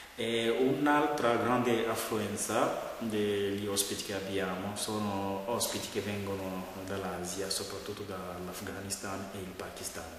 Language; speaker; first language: Italian; non-native, fluent; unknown